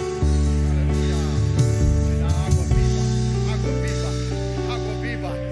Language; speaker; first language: Portuguese; non-native, learner; English